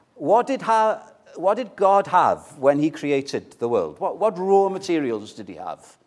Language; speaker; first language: English; native; English